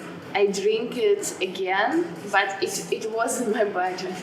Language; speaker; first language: English; non-native, learner; Russian